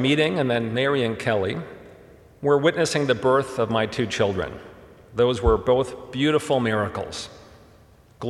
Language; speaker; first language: English; early bilingual, other home language; German